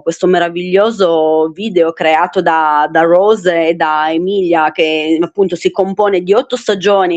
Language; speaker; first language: Italian; native; Italian